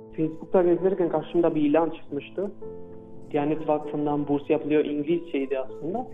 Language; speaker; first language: Turkish; non-native, fluent; Albanian